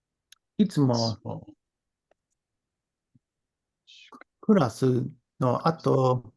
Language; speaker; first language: Japanese; non-native, learner; English